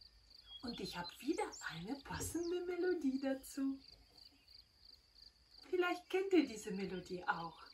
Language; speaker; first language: German; non-native, fluent; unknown